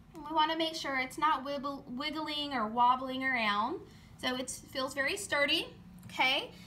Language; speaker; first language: English; native; English